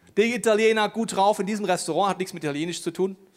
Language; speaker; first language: German; native; German